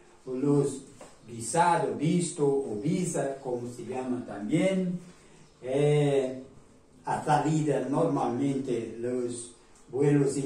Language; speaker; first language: Spanish; non-native, learner; Portuguese